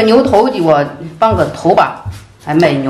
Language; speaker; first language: Chinese; native; Chinese